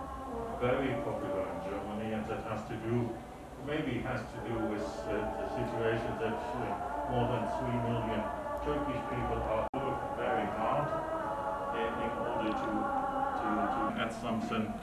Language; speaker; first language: English; non-native, fluent; German